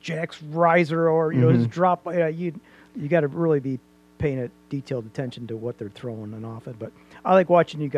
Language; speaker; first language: English; native; English